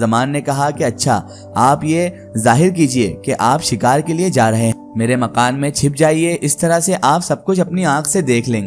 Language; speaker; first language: Hindi; native; Hindi